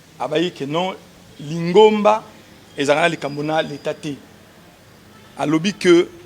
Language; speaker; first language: Lingala; native; Lingala